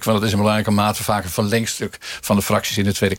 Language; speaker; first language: Dutch; native; Dutch